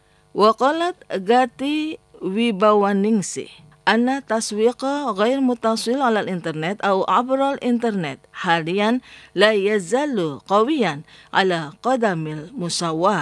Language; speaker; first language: Arabic; non-native, fluent; Indonesian